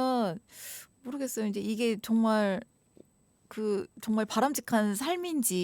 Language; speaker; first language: Korean; native; Korean